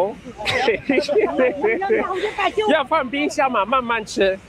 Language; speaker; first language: Chinese; non-native, learner; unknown